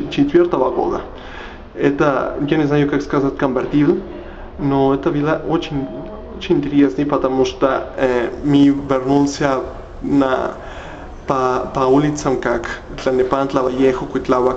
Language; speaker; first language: Russian; non-native, learner; Spanish